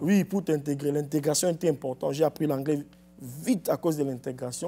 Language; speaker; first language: French; non-native, local second language; Lingala